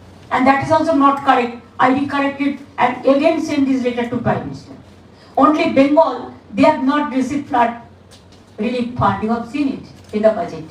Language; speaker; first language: English; non-native, local second language; Bangla